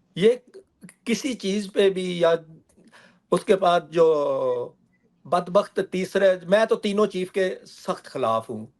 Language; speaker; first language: Urdu; non-native, local second language; Punjabi